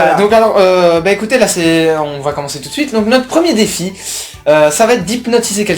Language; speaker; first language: French; native; French